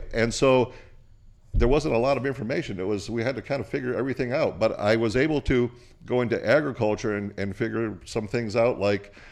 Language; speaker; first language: English; native; English